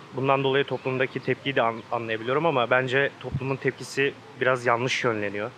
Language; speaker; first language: Turkish; native; Turkish